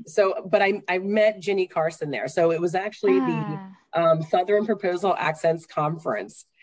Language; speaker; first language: English; native; English